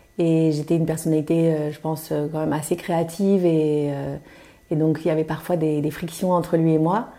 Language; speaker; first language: French; native; French